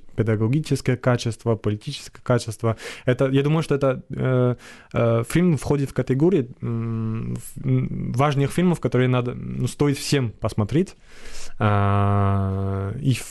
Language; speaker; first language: Russian; non-native, fluent; French